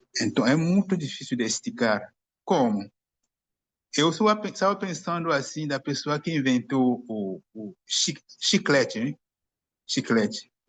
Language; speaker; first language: Portuguese; non-native, fluent; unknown